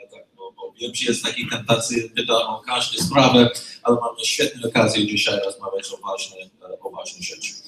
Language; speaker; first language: Polish; non-native, learner; English